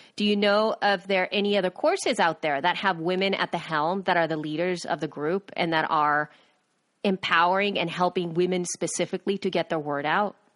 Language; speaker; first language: English; native; English